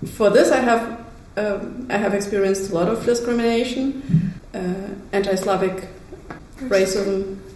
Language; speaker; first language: English; early bilingual, other home language; Russian